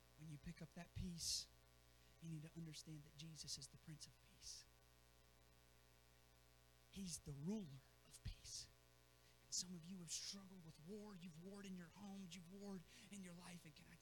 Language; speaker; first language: English; native; English